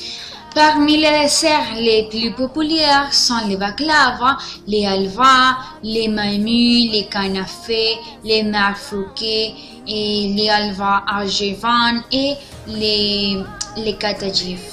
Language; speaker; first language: French; non-native, learner; Spanish